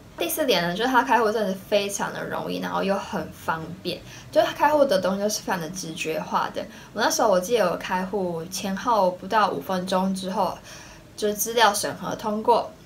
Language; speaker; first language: Chinese; native; Chinese